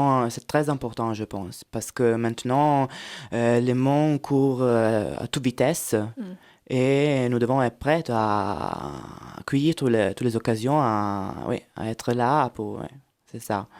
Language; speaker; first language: French; non-native, fluent; Italian